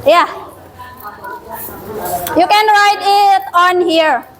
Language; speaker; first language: English; non-native, fluent; Indonesian